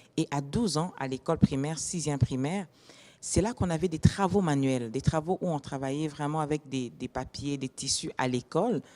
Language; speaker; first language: French; non-native, local second language; Lingala